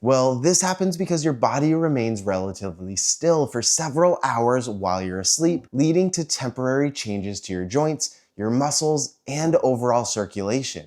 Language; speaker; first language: English; native; English